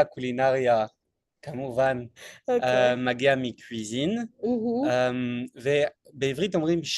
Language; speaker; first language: Hebrew; non-native, fluent; French